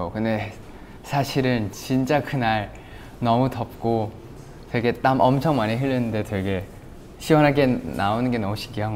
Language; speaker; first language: Korean; non-native, fluent; Thai